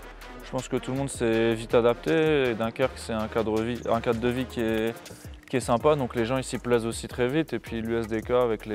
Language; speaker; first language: French; native; French